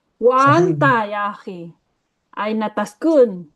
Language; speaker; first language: Arabic; non-native, learner; Indonesian